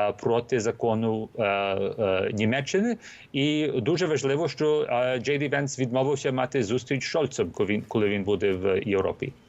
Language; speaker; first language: Ukrainian; early bilingual, heritage; Ukrainian